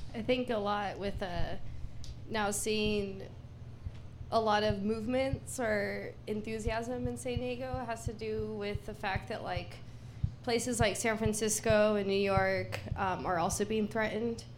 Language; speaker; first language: English; native; English